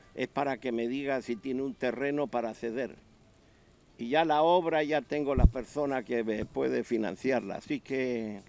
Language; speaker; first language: Spanish; native; Spanish